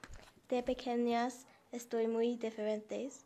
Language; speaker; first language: Spanish; non-native, learner; English